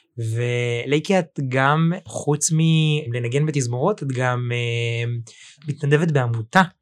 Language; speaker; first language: Hebrew; native; Hebrew